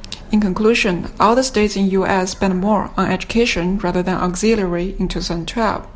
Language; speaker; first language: English; non-native, fluent; Chinese